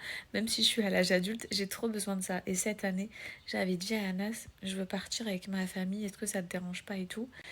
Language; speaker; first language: French; native; French